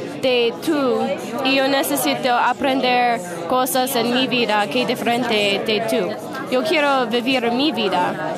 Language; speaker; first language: Spanish; non-native, learner; English